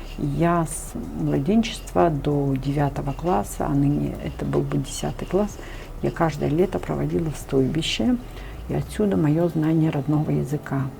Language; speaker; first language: Russian; non-native, local second language; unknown